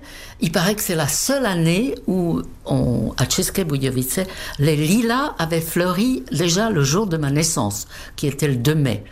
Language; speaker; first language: French; non-native, fluent; Czech